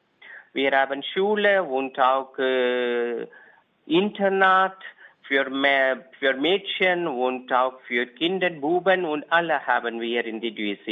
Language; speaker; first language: German; non-native, learner; Tamil